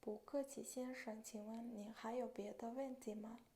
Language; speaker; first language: Chinese; non-native, fluent; Mongolian